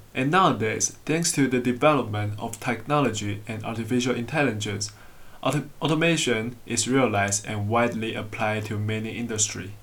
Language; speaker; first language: English; non-native, fluent; Chinese